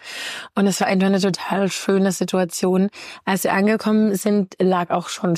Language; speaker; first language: German; native; German